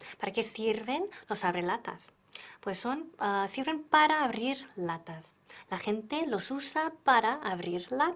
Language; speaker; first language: Spanish; non-native, fluent; English